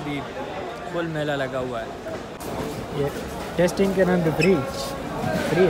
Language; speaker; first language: Urdu; native; Urdu